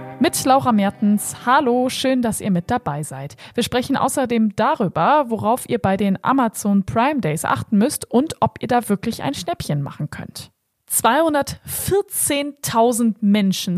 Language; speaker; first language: German; native; German